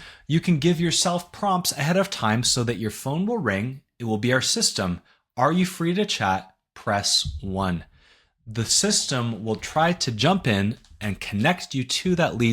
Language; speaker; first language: English; native; English